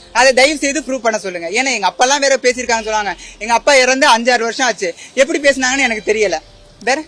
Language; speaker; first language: Tamil; native; Tamil